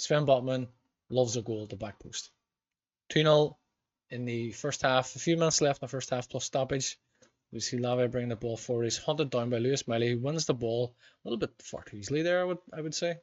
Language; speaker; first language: English; native; English